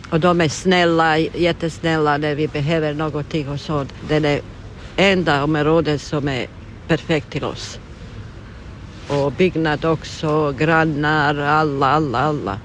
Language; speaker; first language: Swedish; non-native, learner; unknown